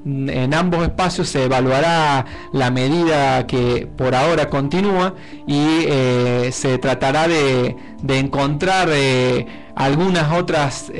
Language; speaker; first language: Spanish; native; Spanish